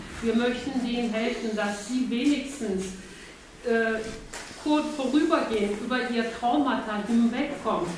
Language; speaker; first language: German; early bilingual, other home language; Turkish